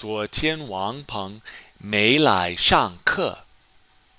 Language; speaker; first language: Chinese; non-native, fluent; English